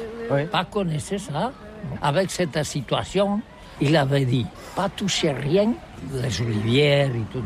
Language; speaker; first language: French; non-native, learner; Catalan